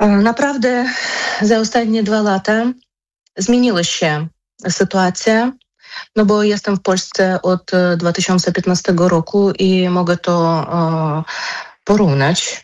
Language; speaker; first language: Polish; non-native, fluent; Ukrainian